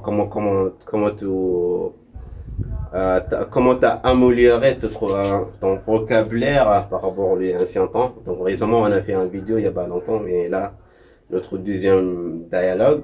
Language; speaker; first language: French; non-native, local second language; Arabic